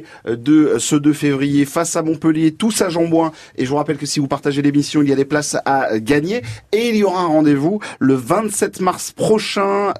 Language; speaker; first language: French; native; French